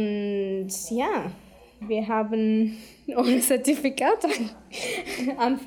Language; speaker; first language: German; non-native, learner; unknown